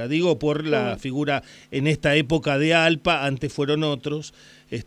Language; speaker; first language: Spanish; native; Spanish